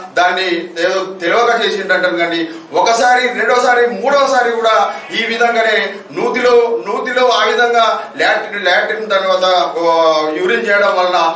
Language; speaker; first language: Telugu; non-native, local second language; Gondi